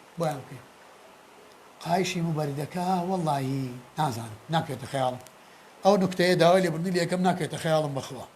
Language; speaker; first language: Central Kurdish; native; Central Kurdish